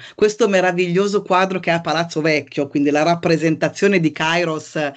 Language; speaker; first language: Italian; native; Italian